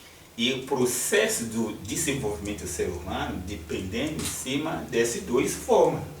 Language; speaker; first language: Portuguese; non-native, fluent; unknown